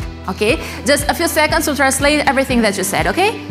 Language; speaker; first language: English; non-native, fluent; Albanian